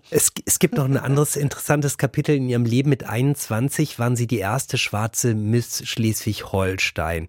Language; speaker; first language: German; native; German